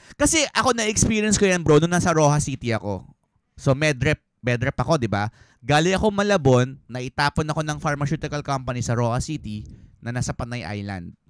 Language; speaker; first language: Filipino; native; Filipino